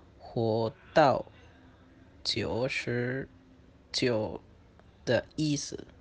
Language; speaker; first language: Chinese; non-native, learner; Spanish